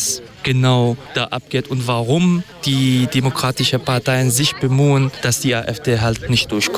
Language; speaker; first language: German; non-native, fluent; Kurdish